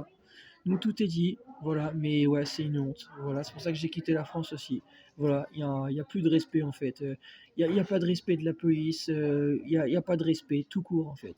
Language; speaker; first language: French; native; French